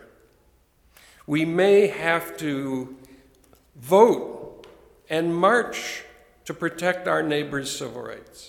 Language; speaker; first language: English; native; English